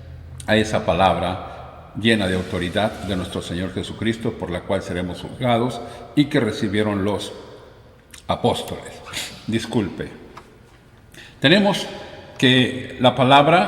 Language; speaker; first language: Spanish; native; Spanish